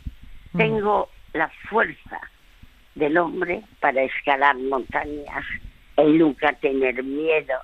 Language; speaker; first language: Spanish; early bilingual, other home language; French